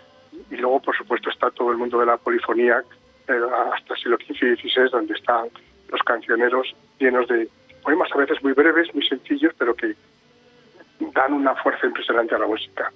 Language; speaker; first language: Spanish; native; Spanish